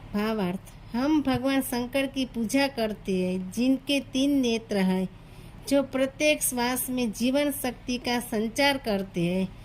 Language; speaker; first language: Hindi; non-native, local second language; Gujarati